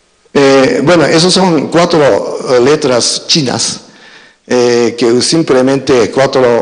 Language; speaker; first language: Spanish; non-native, fluent; Japanese